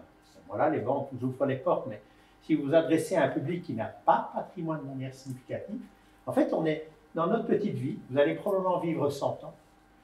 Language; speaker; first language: French; native; French